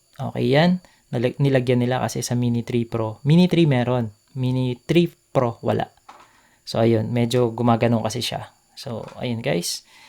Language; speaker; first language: Filipino; native; Filipino